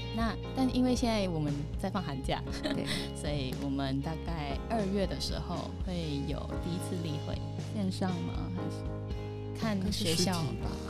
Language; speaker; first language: Chinese; non-native, fluent; Spanish